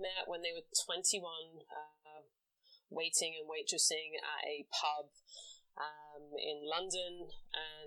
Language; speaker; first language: English; native; English